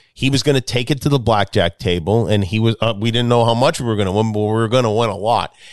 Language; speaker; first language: English; native; English